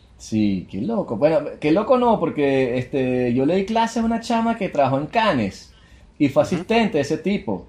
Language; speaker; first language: Spanish; native; Spanish